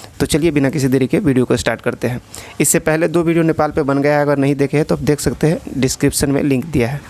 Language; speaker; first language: Hindi; native; Hindi